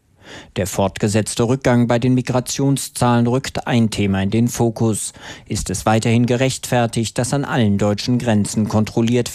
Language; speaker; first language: German; native; German